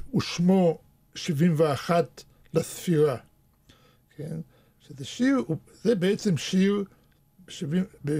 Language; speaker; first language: Hebrew; early bilingual, other home language; Russian